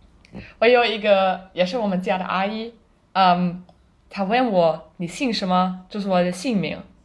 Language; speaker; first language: Chinese; non-native, fluent; German